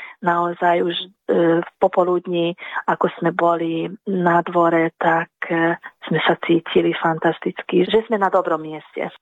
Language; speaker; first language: Slovak; early bilingual, heritage; Slovak